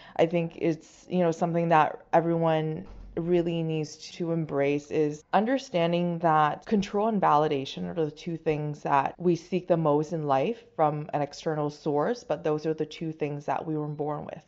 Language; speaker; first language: English; non-native, fluent; Chinese